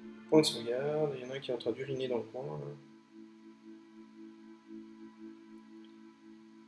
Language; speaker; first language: French; native; French